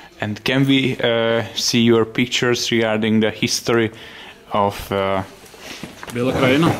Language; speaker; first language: English; non-native, fluent; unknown